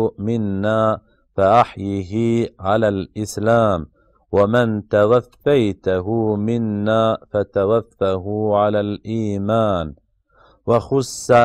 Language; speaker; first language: Arabic; non-native, fluent; Bosnian